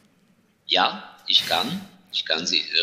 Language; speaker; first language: German; non-native, fluent; Ukrainian